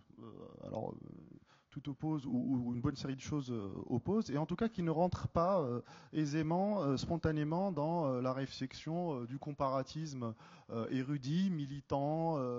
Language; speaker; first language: French; native; French